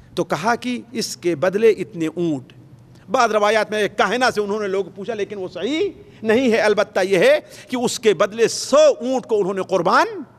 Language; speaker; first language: Urdu; native; Urdu